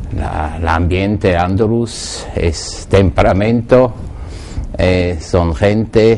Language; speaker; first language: Spanish; non-native, learner; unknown